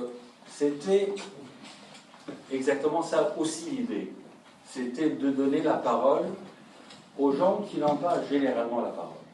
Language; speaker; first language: French; non-native, fluent; Arabic